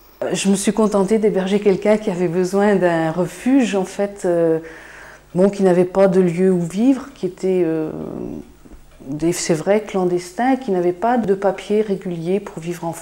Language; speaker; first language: French; native; French